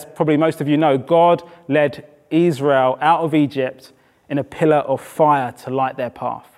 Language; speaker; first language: English; native; English